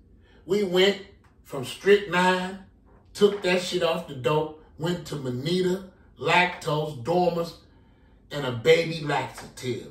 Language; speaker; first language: English; native; English